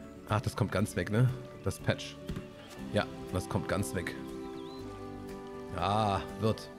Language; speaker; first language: German; native; German